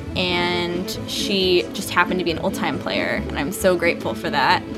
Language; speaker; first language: English; native; English